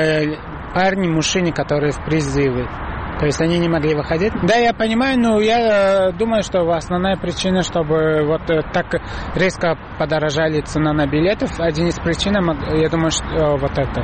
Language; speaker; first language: Russian; non-native, fluent; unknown